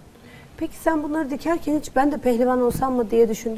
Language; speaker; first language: Turkish; native; Turkish